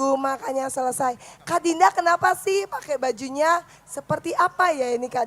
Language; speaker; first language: Indonesian; native; Indonesian